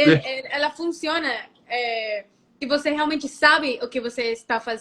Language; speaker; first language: Portuguese; non-native, fluent; Spanish